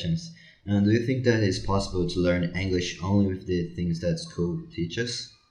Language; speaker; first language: English; non-native, learner; Portuguese